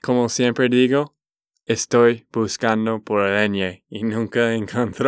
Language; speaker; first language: Spanish; non-native, learner; English